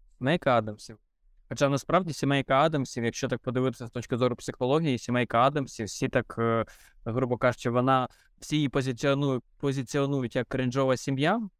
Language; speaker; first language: Ukrainian; non-native, local second language; Russian